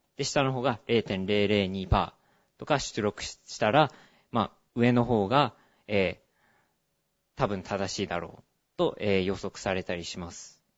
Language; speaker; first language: Japanese; early bilingual, heritage; Japanese